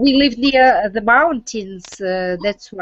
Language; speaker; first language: English; non-native, learner; Russian